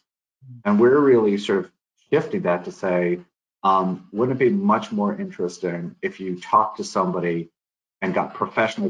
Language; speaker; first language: English; native; English